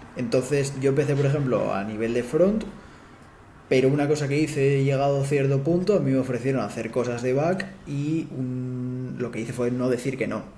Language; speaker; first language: Spanish; native; Spanish